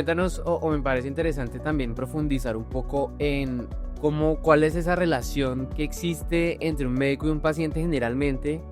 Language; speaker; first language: Spanish; native; Spanish